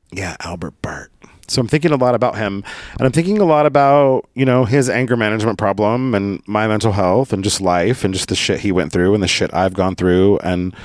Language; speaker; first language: English; early bilingual, other home language; Italian